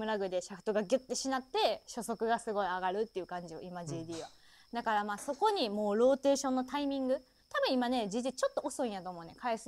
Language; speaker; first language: Japanese; native; Japanese